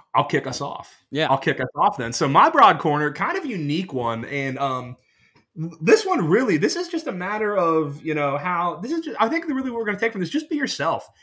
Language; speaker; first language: English; native; English